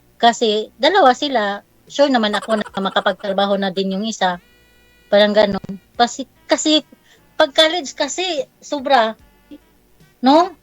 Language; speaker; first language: Filipino; non-native, local second language; Cebuano